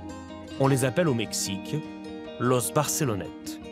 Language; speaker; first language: French; native; French